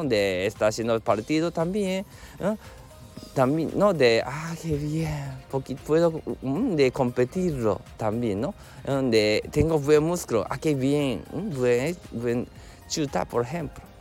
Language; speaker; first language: Spanish; non-native, learner; Japanese